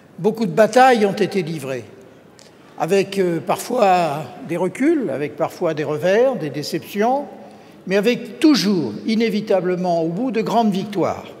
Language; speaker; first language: French; native; French